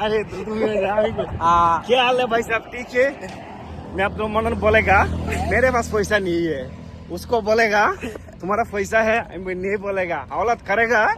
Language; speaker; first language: Hindi; non-native, learner; Bangla